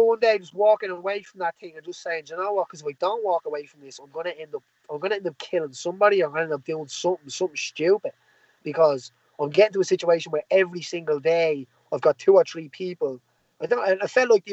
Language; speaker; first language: English; native; English